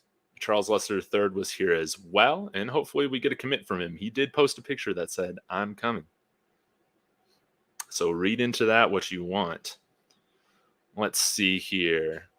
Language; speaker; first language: English; native; English